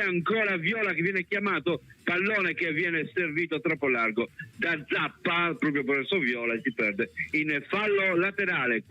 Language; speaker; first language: Italian; native; Italian